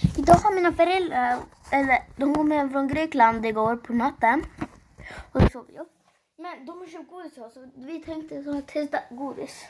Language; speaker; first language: Swedish; native; Swedish